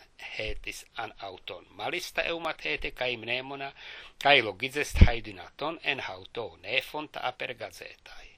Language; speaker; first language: Greek; non-native, fluent; English